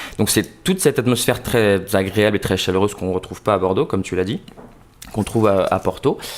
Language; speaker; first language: French; native; French